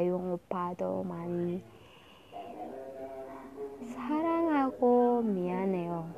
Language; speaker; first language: Korean; non-native, learner; Indonesian